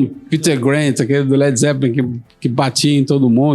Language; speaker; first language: Portuguese; native; Portuguese